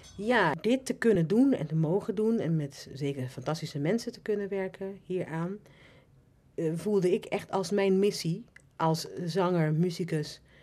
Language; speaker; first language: Dutch; non-native, local second language; Papiamento